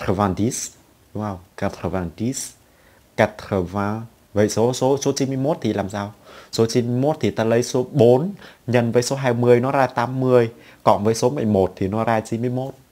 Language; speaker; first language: Vietnamese; native; Vietnamese